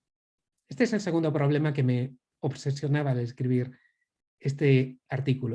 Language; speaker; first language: Spanish; native; Spanish